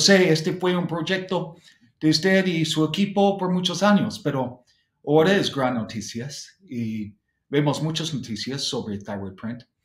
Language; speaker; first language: Spanish; non-native, fluent; English